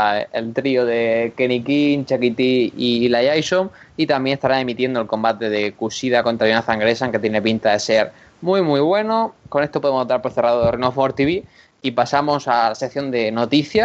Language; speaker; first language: Spanish; native; Spanish